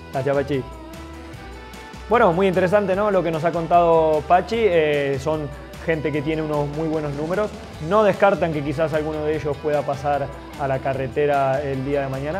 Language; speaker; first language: Spanish; native; Spanish